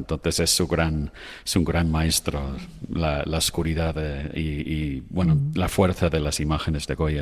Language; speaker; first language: Spanish; non-native, fluent; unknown